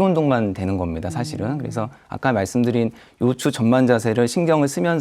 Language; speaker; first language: Korean; native; Korean